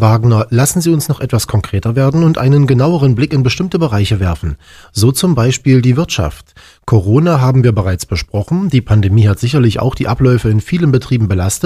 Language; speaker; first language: German; native; German